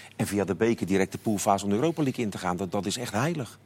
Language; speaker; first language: Dutch; native; Dutch